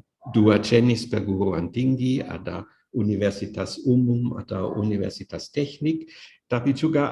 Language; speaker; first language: Indonesian; non-native, fluent; German